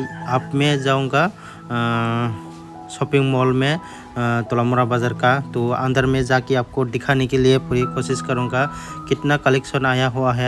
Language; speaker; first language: Hindi; non-native, local second language; Kok Borok